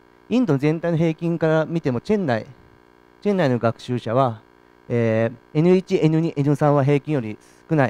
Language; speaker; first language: Japanese; native; Japanese